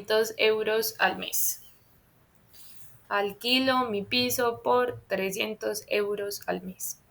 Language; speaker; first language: Spanish; non-native, fluent; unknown